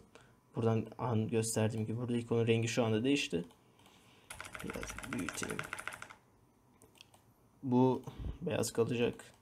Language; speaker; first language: Turkish; native; Turkish